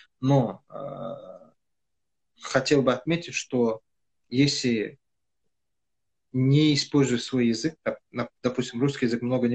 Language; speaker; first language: Russian; non-native, fluent; Kyrgyz